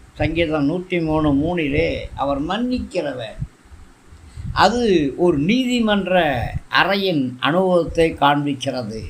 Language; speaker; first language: Tamil; native; Tamil